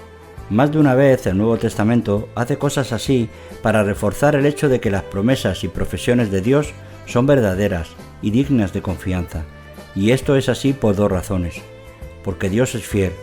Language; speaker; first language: Spanish; native; Spanish